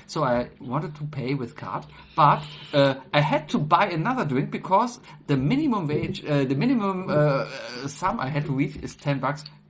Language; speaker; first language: English; non-native, fluent; German